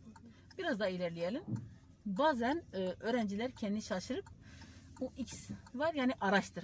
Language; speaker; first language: Turkish; native; Turkish